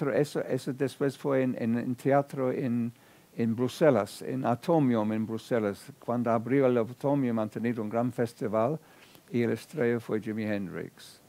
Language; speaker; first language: Spanish; non-native, fluent; English